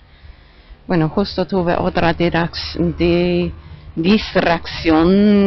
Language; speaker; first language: Spanish; non-native, fluent; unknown